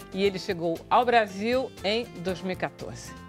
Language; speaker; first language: Portuguese; native; Portuguese